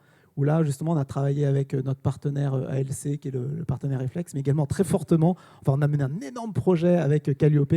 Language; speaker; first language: French; native; French